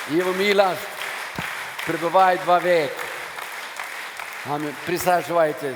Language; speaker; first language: Russian; non-native, fluent; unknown